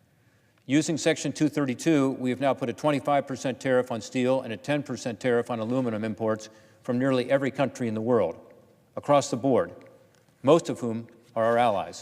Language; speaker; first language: English; native; English